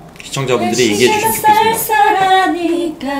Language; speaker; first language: Korean; native; Korean